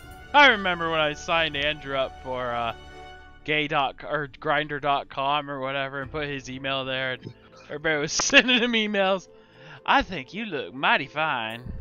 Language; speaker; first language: English; native; English